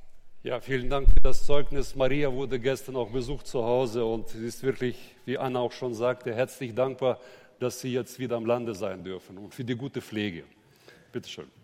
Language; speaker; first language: German; native; German